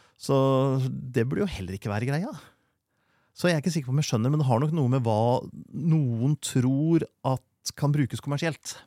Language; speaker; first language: Norwegian; native; Norwegian